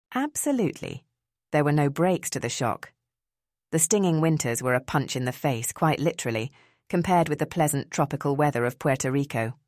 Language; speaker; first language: English; early bilingual, other home language; Spanish